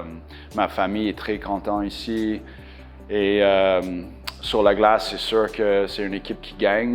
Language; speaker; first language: French; non-native, local second language; English